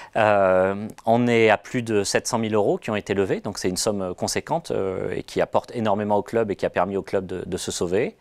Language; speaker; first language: French; native; French